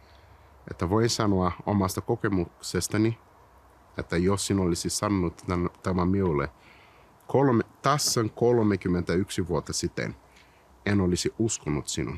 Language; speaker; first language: Finnish; non-native, fluent; Portuguese